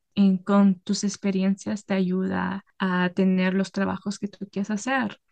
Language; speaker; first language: Spanish; early bilingual, heritage; Spanish